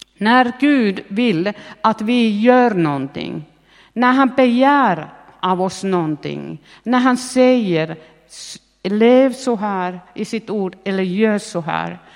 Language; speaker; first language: Swedish; native; Swedish